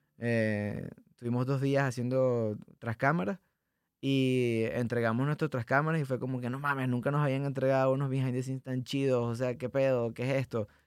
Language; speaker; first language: Spanish; native; Spanish